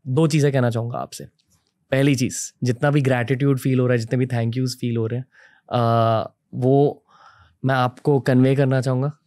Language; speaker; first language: Hindi; native; Hindi